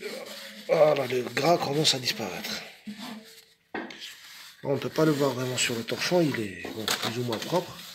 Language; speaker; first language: French; non-native, local second language; Arabic